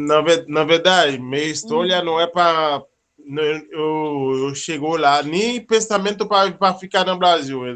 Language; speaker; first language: Portuguese; non-native, learner; Haitian Creole